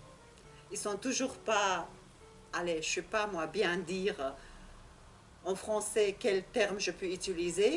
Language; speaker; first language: French; non-native, learner; Russian